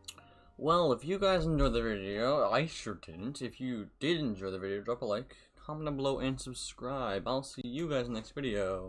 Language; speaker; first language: English; native; English